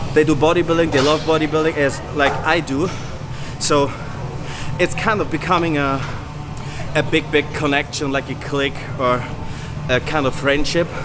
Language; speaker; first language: English; non-native, fluent; German